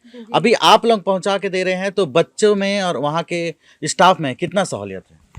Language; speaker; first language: Hindi; native; Hindi